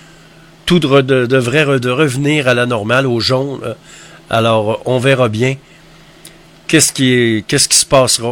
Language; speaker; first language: French; native; French